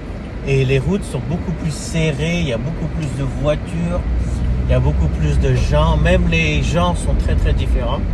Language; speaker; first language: French; early bilingual, heritage; French